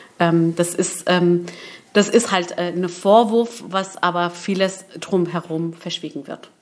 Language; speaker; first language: German; early bilingual, other home language; Persian